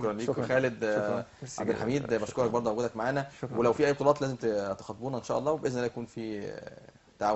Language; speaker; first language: Arabic; native; Arabic